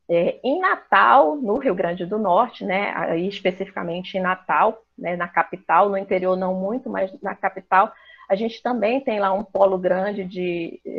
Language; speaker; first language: Portuguese; native; Portuguese